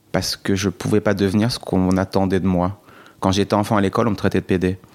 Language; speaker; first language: French; native; French